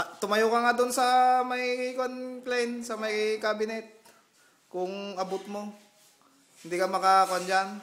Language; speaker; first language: Filipino; non-native, local second language; Cebuano